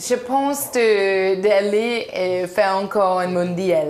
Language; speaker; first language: French; non-native, learner; Danish